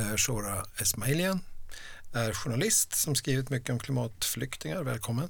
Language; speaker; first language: Swedish; native; Swedish